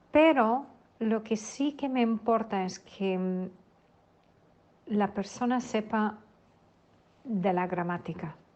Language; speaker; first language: Spanish; non-native, fluent; English